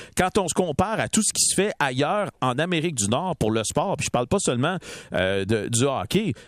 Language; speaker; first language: French; native; French